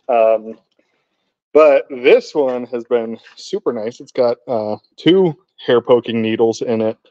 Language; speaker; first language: English; native; English